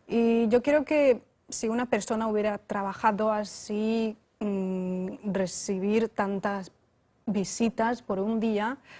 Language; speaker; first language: Spanish; non-native, fluent; Chinese